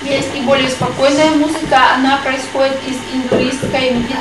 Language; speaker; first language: Russian; native; Russian